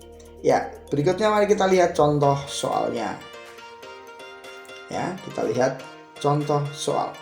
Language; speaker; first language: Indonesian; native; Indonesian